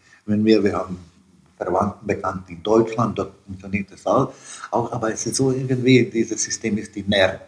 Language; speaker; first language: German; non-native, fluent; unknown